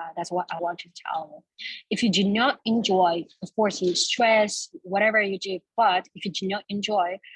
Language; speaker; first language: English; non-native, fluent; Kazakh